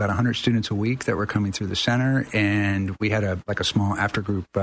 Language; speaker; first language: English; native; English